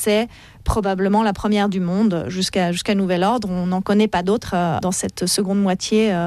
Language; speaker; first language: French; native; French